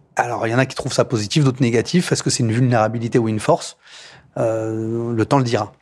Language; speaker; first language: French; native; French